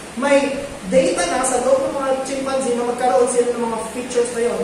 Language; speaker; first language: Filipino; native; Filipino